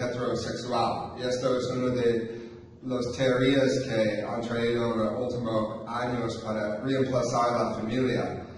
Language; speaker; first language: Spanish; non-native, fluent; English